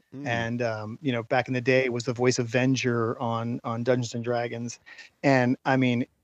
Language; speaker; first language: English; native; English